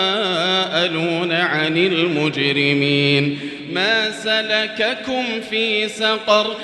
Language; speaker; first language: Arabic; native; Arabic